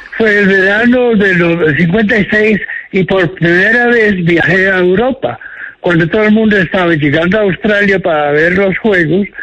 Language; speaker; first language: Spanish; non-native, fluent; English